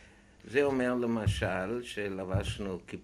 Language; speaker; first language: Hebrew; non-native, fluent; German